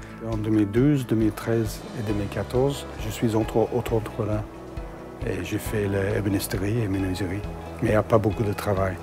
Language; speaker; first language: French; non-native, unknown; English